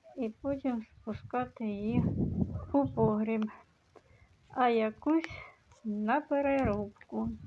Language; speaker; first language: Ukrainian; native; Ukrainian